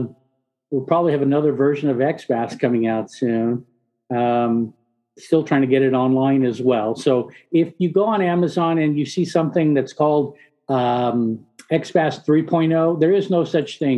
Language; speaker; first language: English; early bilingual, other home language; Spanish